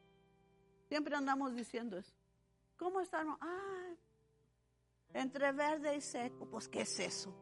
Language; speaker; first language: Spanish; early bilingual, heritage; Spanish